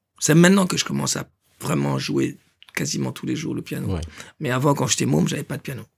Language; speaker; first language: French; non-native, local second language; Lingala